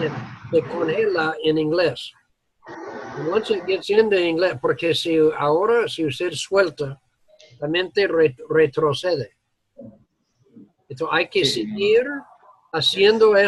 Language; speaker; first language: Spanish; non-native, learner; English